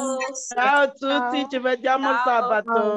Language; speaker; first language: Italian; non-native, learner; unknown